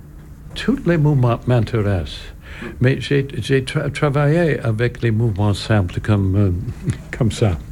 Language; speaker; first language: French; non-native, learner; English